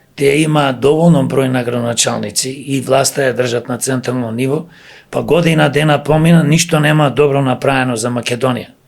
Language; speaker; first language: Macedonian; native; Macedonian